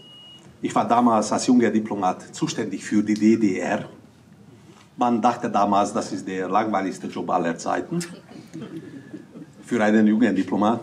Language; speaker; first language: German; non-native, fluent; Hungarian